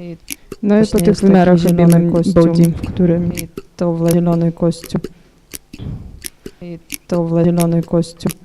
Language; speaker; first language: Polish; non-native, fluent; Ukrainian